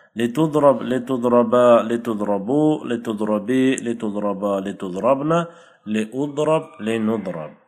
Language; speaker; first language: Arabic; non-native, fluent; Uzbek